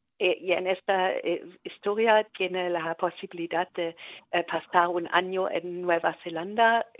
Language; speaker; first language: Spanish; non-native, learner; German